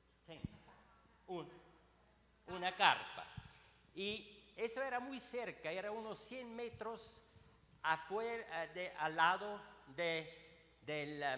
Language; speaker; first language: Spanish; non-native, learner; Swiss German